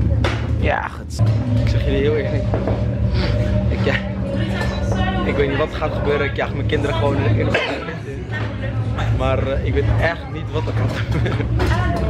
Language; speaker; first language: Dutch; native; Dutch